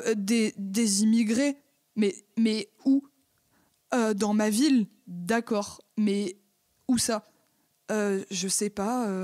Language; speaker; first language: French; native; French